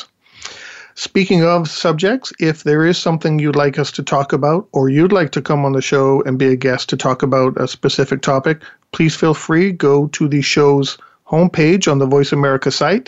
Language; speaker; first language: English; native; English